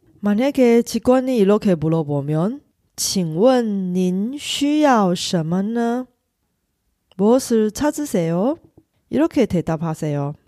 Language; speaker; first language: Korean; non-native, fluent; Chinese